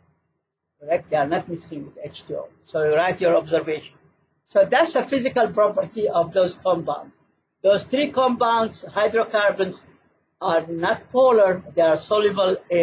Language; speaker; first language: English; non-native, fluent; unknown